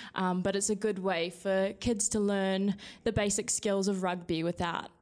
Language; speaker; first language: English; native; English